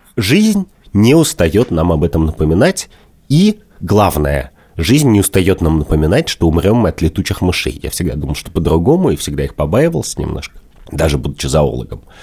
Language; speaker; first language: Russian; native; Russian